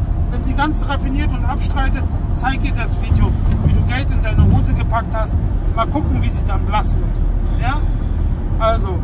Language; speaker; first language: German; native; German